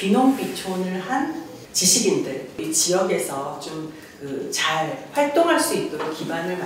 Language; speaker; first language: Korean; native; Korean